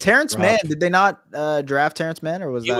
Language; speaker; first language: English; native; English